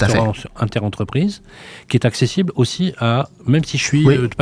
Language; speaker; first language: French; native; French